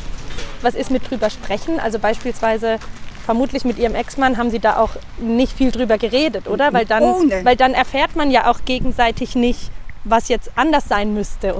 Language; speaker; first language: German; native; German